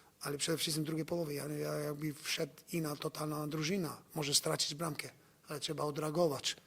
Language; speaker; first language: Polish; non-native, learner; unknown